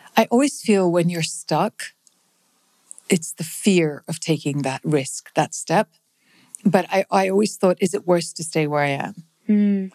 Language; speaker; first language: English; non-native, local second language; Punjabi